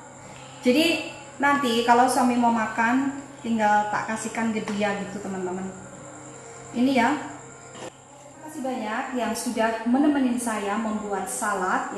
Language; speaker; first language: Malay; non-native, local second language; Javanese